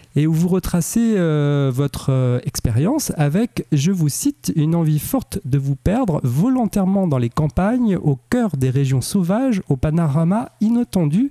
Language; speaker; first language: French; native; French